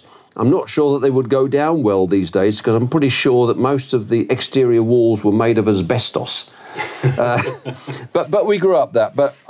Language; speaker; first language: English; native; English